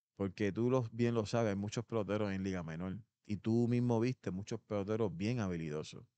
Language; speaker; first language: Spanish; native; Spanish